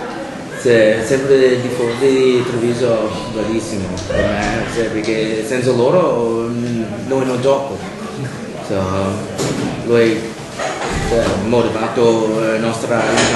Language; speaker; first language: Italian; non-native, learner; English